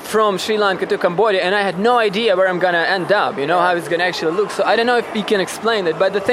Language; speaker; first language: English; non-native, fluent; Ukrainian